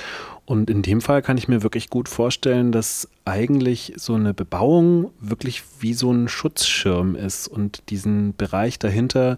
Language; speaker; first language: German; native; German